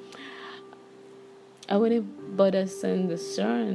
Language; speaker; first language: English; non-native, local second language; Yoruba